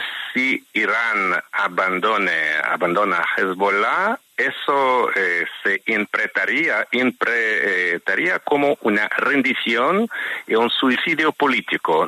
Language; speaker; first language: Spanish; non-native, fluent; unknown